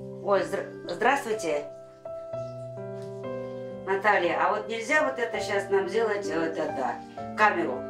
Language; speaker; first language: Russian; native; Russian